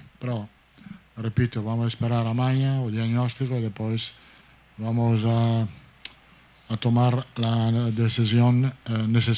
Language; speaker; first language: Portuguese; non-native, fluent; Italian